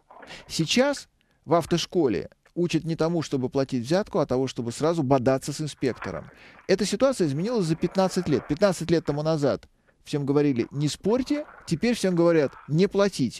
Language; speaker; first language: Russian; native; Russian